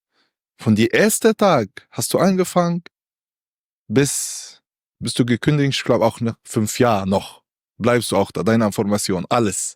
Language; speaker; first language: German; non-native, learner; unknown